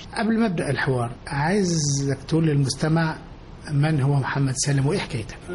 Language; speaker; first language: Arabic; native; Arabic